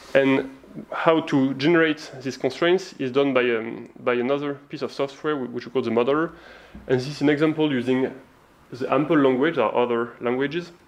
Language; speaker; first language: English; non-native, fluent; French